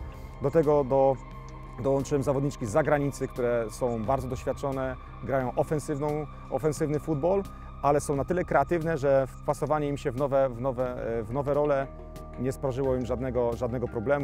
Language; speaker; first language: Polish; native; Polish